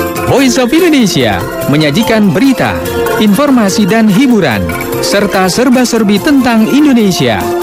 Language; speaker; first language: Indonesian; native; Indonesian